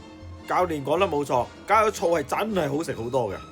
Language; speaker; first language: Cantonese; native; Cantonese